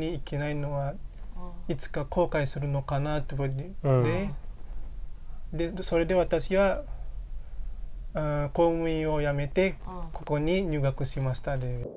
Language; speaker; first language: Japanese; non-native, learner; Indonesian